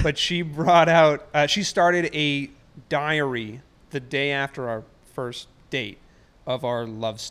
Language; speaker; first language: English; native; English